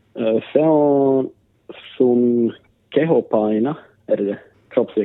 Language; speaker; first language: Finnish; non-native, learner; Swedish